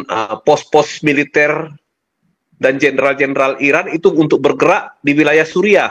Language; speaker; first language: Indonesian; native; Indonesian